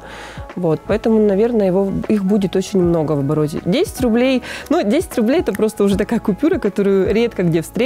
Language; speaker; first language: Russian; native; Russian